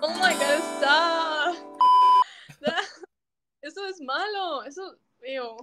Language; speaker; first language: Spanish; early bilingual, other home language; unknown